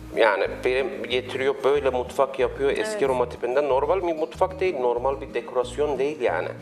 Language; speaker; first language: Turkish; non-native, fluent; Persian